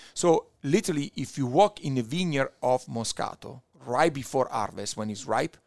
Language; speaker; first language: English; non-native, fluent; Italian